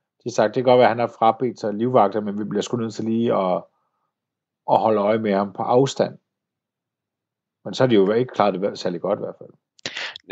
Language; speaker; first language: Danish; native; Danish